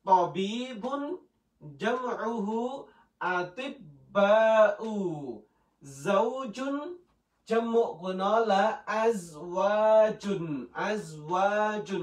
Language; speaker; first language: Arabic; non-native, fluent; Western Cham